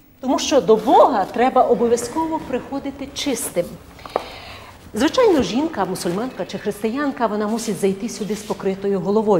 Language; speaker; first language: Ukrainian; native; Ukrainian